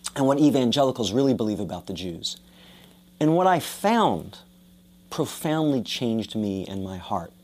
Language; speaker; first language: English; native; English